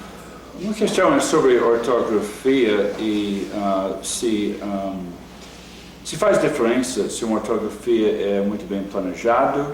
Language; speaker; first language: Portuguese; non-native, fluent; English